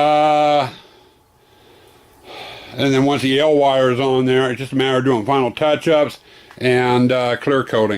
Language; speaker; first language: English; native; English